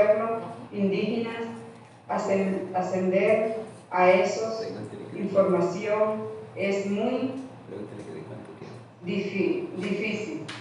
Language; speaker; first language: Spanish; non-native, local second language; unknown